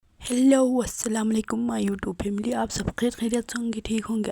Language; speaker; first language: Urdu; non-native, local second language; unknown